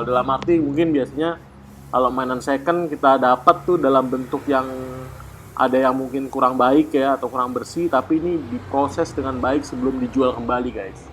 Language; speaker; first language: Indonesian; native; Indonesian